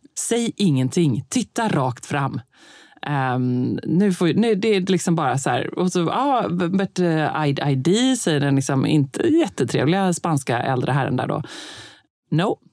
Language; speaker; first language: Swedish; native; Swedish